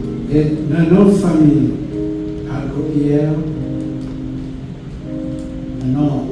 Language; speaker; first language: French; non-native, local second language; Haitian Creole